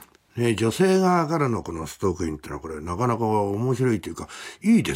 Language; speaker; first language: Japanese; native; Japanese